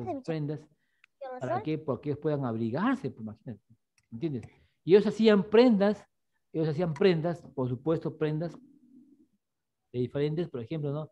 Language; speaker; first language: Spanish; native; Spanish